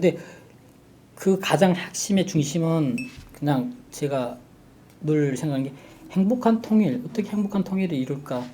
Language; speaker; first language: Korean; native; Korean